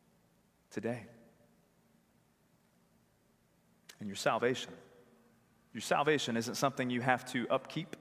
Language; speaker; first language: English; native; English